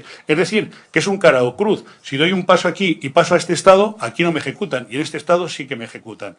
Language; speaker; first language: Spanish; native; Spanish